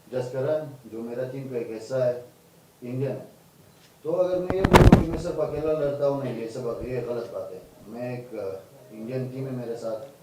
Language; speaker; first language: Hindi; non-native, fluent; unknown